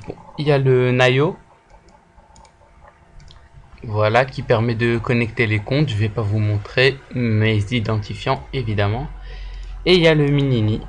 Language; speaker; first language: French; native; French